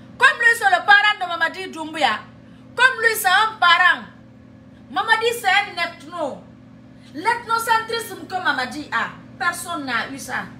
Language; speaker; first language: French; non-native, local second language; Fula